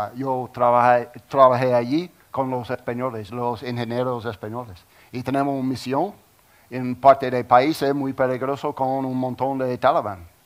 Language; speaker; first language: Spanish; non-native, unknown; English